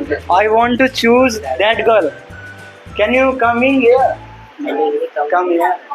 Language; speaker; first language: English; non-native, learner; Hindi